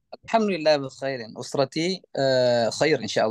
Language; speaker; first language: Arabic; non-native, learner; Indonesian